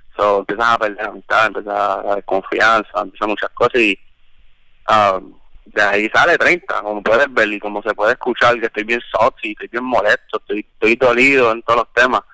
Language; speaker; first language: Spanish; early bilingual, heritage; Spanish